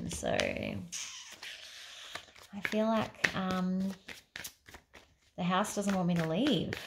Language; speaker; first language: English; native; English